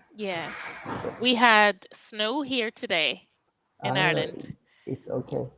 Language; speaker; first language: English; native; English